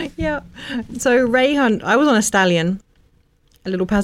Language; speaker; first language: English; native; English